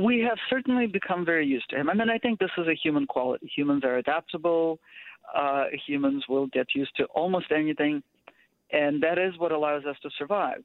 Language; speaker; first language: English; non-native, fluent; Russian